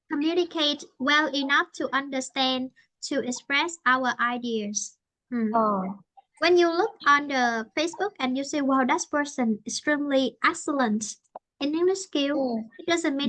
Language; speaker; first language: English; non-native, fluent; Vietnamese